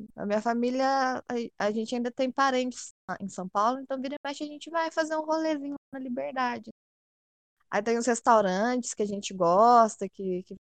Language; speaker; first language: Portuguese; native; Portuguese